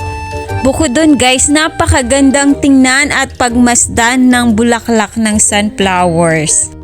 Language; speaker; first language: Filipino; native; Filipino